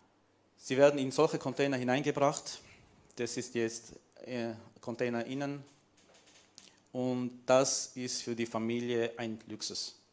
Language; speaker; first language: German; non-native, fluent; Armenian